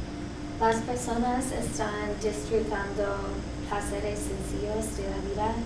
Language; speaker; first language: Spanish; non-native, learner; English